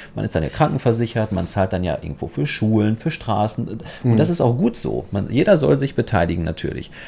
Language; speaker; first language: German; non-native, fluent; Polish